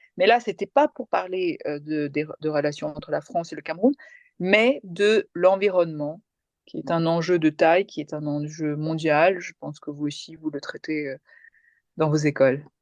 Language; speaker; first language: French; early bilingual, other home language; Malayalam